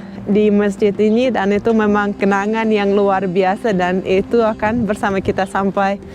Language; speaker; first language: Indonesian; non-native, fluent; Russian